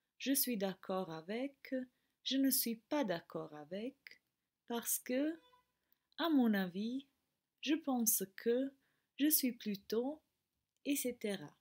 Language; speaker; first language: French; non-native, fluent; Croatian